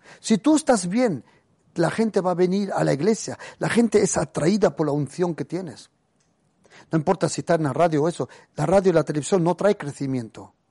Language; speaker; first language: Spanish; early bilingual, heritage; Spanish